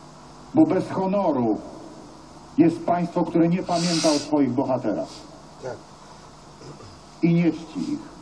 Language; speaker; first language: Polish; native; Polish